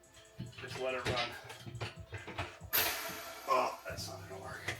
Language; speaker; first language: English; native; English